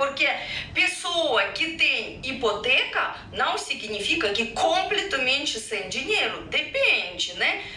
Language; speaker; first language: Portuguese; non-native, fluent; Russian